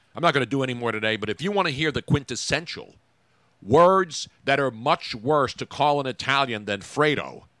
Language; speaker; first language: English; early bilingual, other home language; Italian